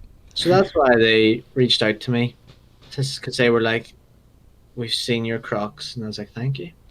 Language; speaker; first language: English; native; English